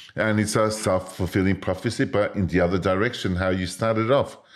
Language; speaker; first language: English; native; English